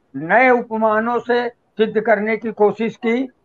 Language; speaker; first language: Hindi; native; Hindi